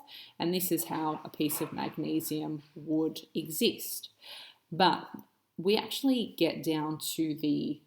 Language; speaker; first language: English; native; English